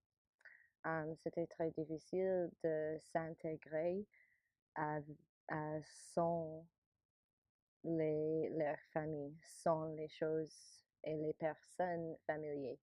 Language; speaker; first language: French; non-native, learner; English